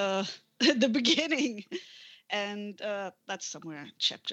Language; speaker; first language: English; non-native, fluent; German